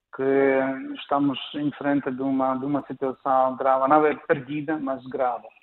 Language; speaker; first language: Portuguese; non-native, fluent; Ukrainian